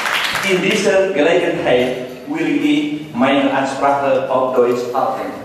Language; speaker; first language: German; non-native, learner; Indonesian